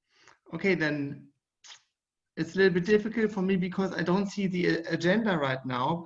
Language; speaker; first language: English; non-native, fluent; German